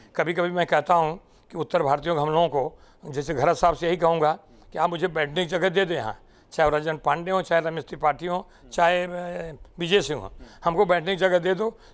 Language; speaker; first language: Hindi; non-native, local second language; Marathi